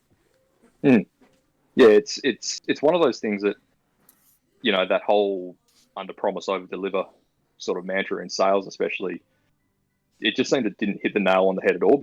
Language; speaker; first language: English; native; English